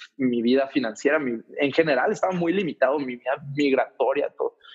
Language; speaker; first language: Spanish; native; Spanish